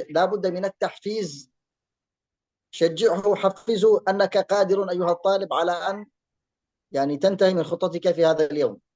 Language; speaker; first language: Arabic; native; Arabic